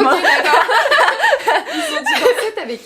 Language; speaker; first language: French; native; French